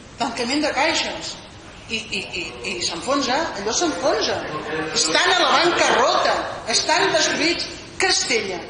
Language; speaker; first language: Catalan; non-native, local second language; Spanish